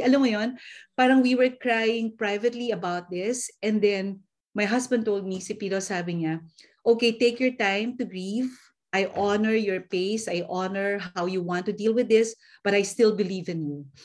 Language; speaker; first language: English; non-native, local second language; Filipino